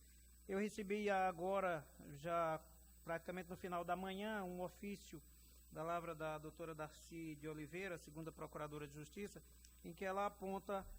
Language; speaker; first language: Portuguese; native; Portuguese